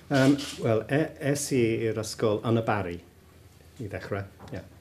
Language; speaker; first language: Welsh; non-native, local second language; English